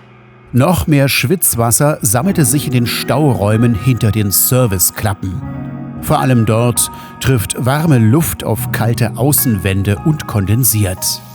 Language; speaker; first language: German; native; German